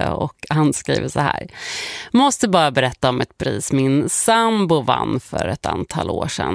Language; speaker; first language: Swedish; native; Swedish